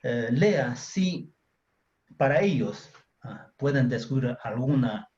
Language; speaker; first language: Spanish; non-native, fluent; Chinese